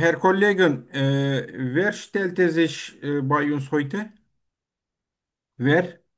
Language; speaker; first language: German; non-native, learner; Turkish